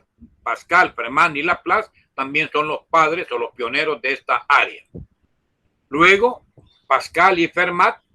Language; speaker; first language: Spanish; native; Spanish